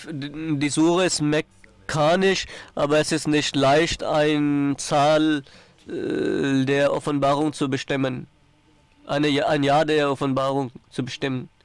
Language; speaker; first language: German; non-native, fluent; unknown